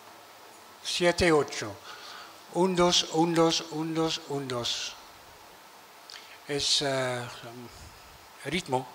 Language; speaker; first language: Spanish; non-native, learner; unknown